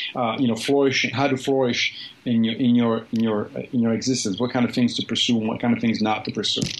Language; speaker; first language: English; non-native, fluent; Italian